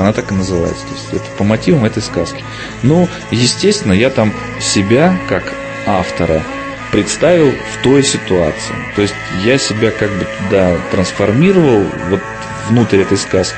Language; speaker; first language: Russian; native; Russian